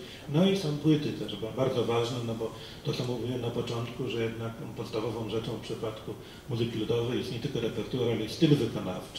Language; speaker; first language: Polish; native; Polish